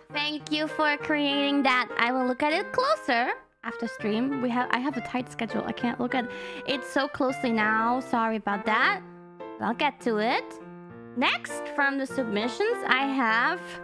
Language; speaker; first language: English; non-native, fluent; German